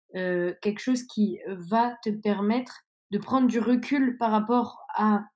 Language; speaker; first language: French; native; French